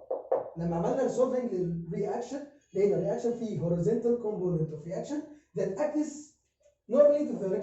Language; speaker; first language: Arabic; native; Arabic